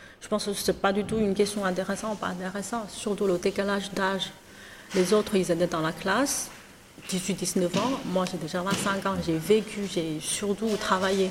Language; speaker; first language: French; non-native, fluent; Chinese